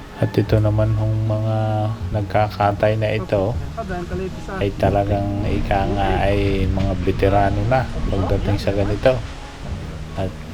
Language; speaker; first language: Filipino; native; Filipino